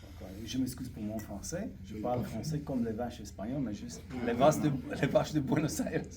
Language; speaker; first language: French; non-native, fluent; Romanian